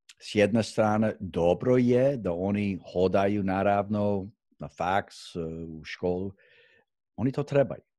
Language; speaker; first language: Croatian; non-native, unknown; English